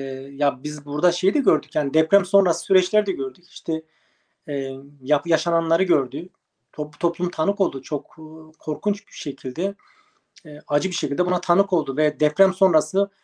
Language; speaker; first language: Turkish; native; Turkish